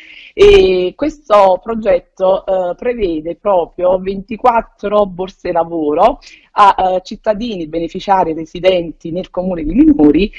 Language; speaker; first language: Italian; native; Italian